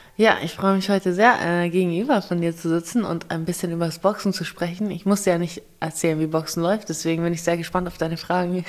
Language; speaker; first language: German; early bilingual, other home language; Russian